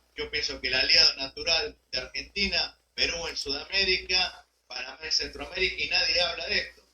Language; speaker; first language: Spanish; native; Spanish